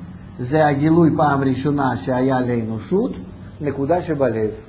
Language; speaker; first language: Hebrew; non-native, fluent; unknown